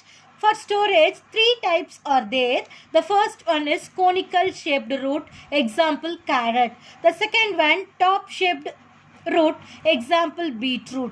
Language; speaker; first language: English; non-native, local second language; Tamil